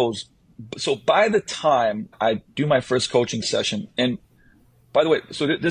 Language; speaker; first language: English; non-native, fluent; Slovenian